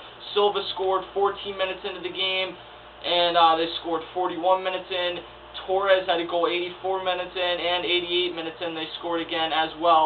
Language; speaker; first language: English; native; English